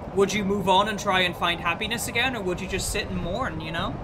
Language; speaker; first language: English; native; English